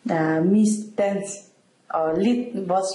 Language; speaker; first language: Danish; non-native, learner; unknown